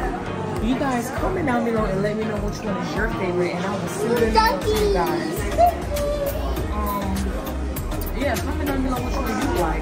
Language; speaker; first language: English; native; English